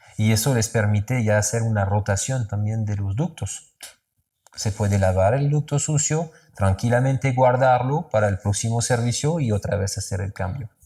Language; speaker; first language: Spanish; non-native, fluent; French